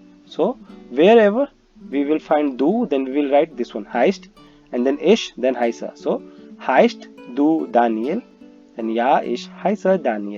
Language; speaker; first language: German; non-native, learner; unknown